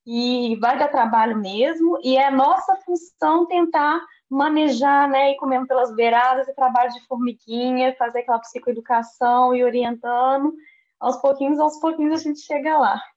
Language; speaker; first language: Portuguese; native; Portuguese